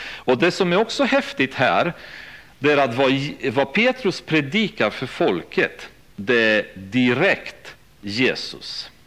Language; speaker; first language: Swedish; native; Swedish